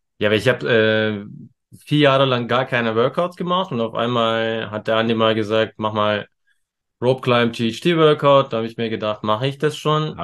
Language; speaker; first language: German; early bilingual, other home language; Turkish